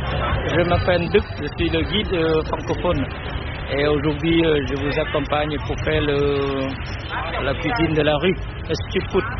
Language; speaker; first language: French; non-native, fluent; Vietnamese